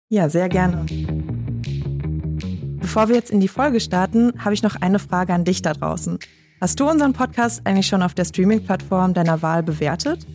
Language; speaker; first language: German; native; German